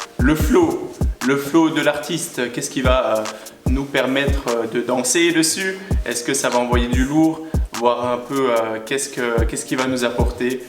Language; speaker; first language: French; early bilingual, other home language; Russian